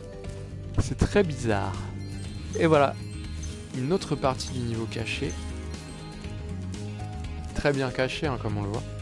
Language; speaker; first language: French; native; French